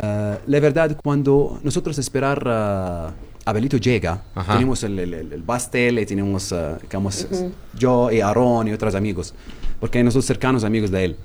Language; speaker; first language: Spanish; non-native, learner; Arabic